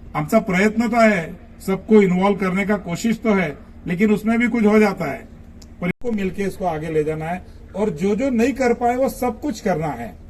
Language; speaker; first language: Hindi; non-native, local second language; Marathi